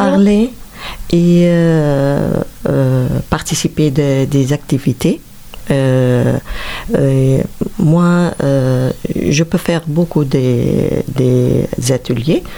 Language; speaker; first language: French; non-native, learner; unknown